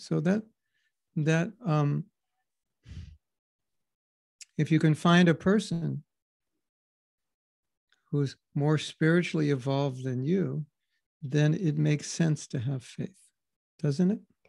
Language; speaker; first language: English; native; English